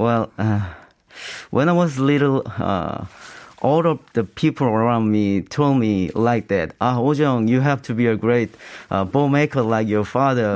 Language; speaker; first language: English; non-native, learner; Korean